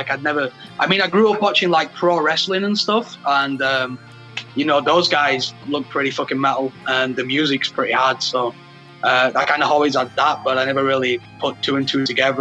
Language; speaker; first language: English; native; English